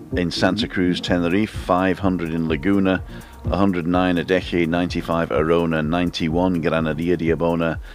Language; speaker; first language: English; native; English